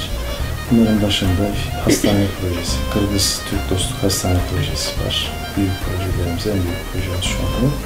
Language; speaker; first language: Turkish; native; Turkish